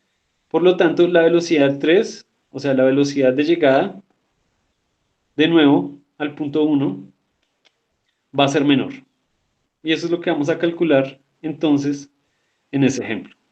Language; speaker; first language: Spanish; native; Spanish